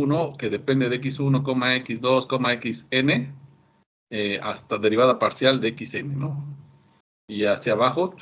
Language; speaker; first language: Spanish; native; Spanish